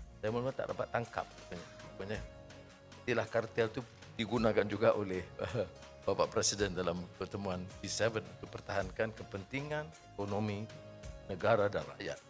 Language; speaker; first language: Malay; native; Malay